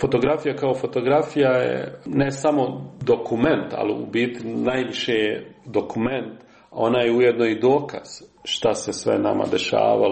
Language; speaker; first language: Serbian; native; Serbian